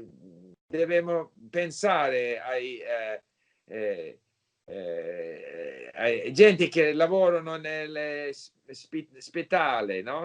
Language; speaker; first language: Italian; non-native, learner; English